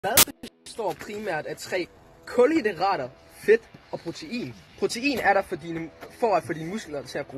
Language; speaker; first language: Danish; native; Danish